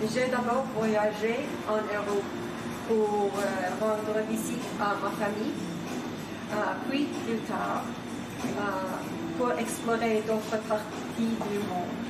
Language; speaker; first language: French; non-native, fluent; Swedish